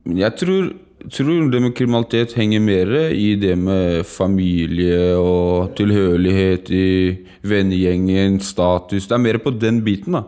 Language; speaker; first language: Norwegian; early bilingual, other home language; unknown